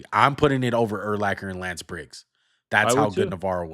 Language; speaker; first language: English; native; English